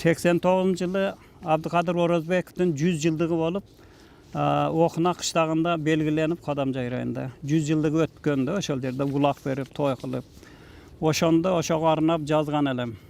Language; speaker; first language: Kyrgyz; native; Kyrgyz